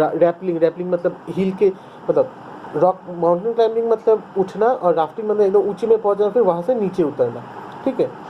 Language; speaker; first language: Hindi; non-native, local second language; Bangla